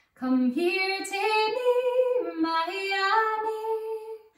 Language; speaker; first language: English; native; English